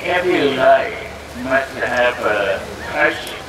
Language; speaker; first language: English; non-native, learner; Thai